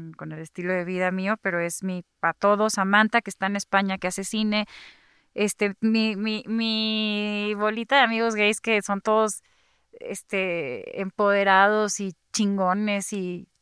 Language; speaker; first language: Spanish; native; Spanish